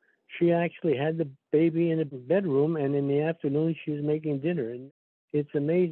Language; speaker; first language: English; early bilingual, other home language; Slovak